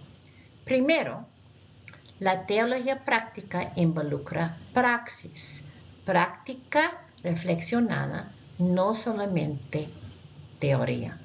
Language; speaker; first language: Spanish; non-native, fluent; English